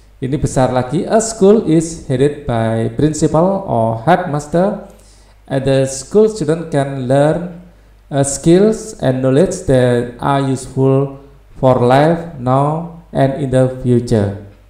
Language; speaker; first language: English; non-native, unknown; Indonesian